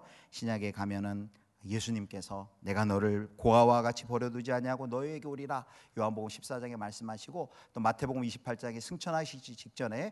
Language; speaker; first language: Korean; native; Korean